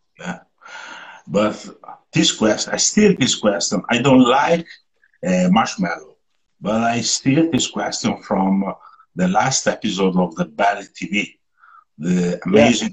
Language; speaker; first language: English; non-native, learner; Italian